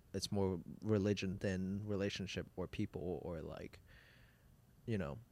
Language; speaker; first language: English; non-native, local second language; Cantonese